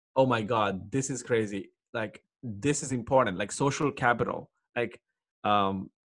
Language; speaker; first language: English; non-native, local second language; Telugu